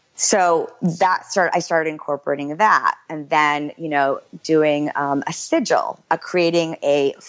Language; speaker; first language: English; native; English